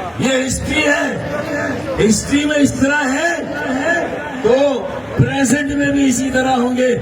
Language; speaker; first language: Urdu; native; Urdu